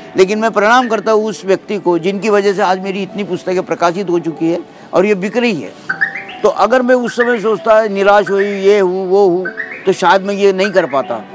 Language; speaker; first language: Hindi; non-native, local second language; Marathi